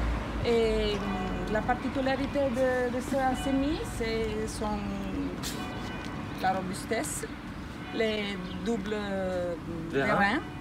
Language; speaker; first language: French; non-native, fluent; Italian